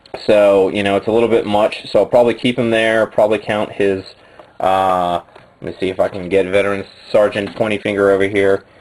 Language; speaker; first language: English; native; English